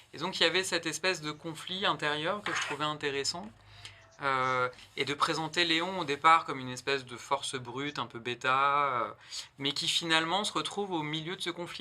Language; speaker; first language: French; native; French